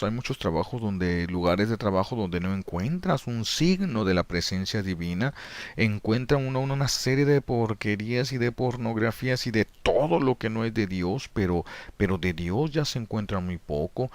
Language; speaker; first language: Spanish; native; Spanish